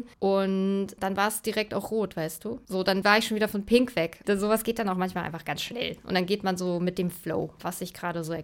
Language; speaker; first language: German; native; German